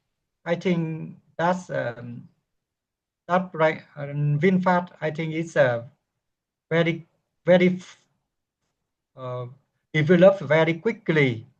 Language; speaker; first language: English; non-native, learner; Vietnamese